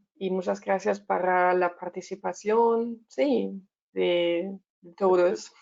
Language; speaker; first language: Spanish; non-native, learner; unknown